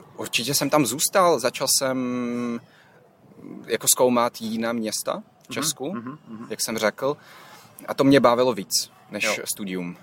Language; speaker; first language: Czech; non-native, fluent; Ukrainian